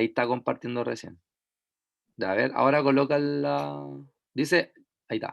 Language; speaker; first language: Spanish; native; Spanish